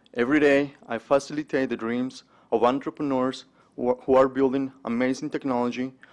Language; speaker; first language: English; early bilingual, other home language; Spanish